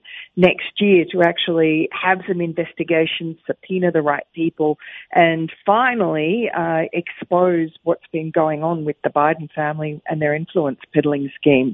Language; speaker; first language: English; native; English